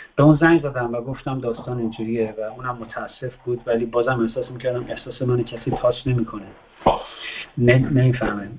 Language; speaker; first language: Persian; native; Persian